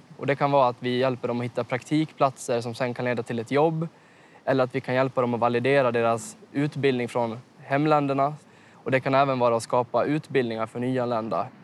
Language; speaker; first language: Swedish; native; Swedish